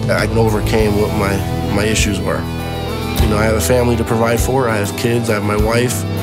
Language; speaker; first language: English; native; English